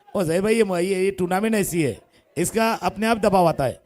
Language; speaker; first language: Hindi; non-native, local second language; Marathi